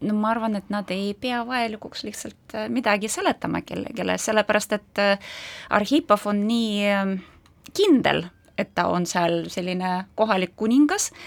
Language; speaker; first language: Estonian; non-native, local second language; Russian